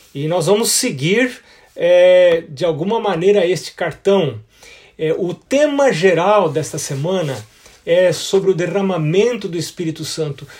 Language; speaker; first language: Portuguese; native; Portuguese